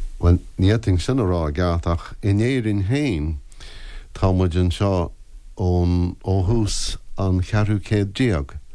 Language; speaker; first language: Irish; non-native, local second language; English